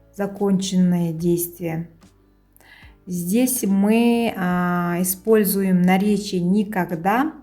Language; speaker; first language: Russian; non-native, local second language; Kazakh